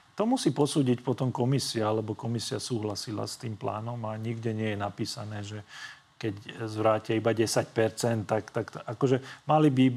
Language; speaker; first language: Slovak; non-native, local second language; Hungarian